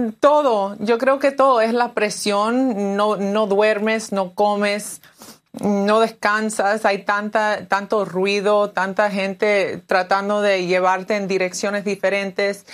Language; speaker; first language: Spanish; early bilingual, heritage; Spanish